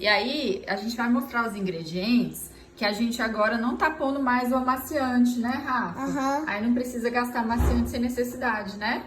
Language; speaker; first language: Portuguese; native; Portuguese